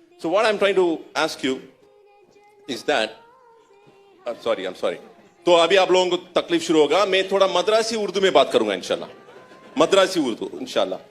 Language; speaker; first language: Hindi; non-native, local second language; Tamil